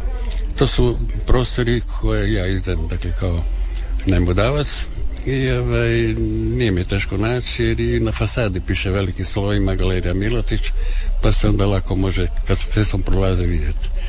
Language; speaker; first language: Serbian; native; Serbian